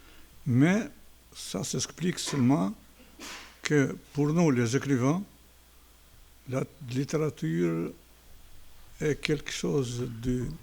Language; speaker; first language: French; non-native, fluent; Albanian